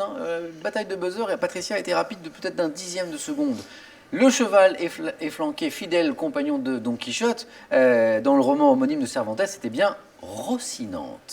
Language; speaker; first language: French; native; French